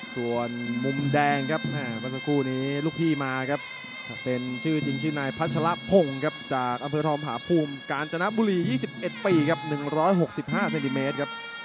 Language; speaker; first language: Thai; native; Thai